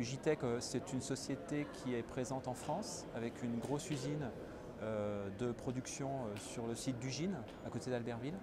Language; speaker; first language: French; native; French